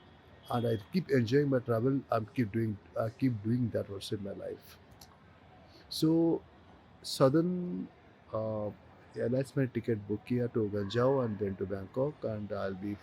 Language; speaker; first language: English; non-native, local second language; Hindi